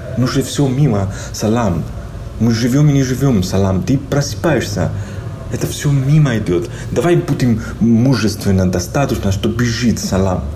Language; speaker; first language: Russian; non-native, fluent; Greek